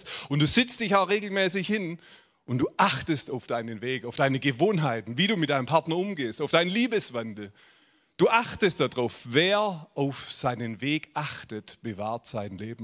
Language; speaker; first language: German; native; German